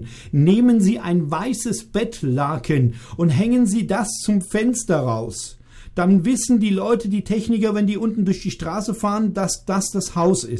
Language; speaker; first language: German; native; German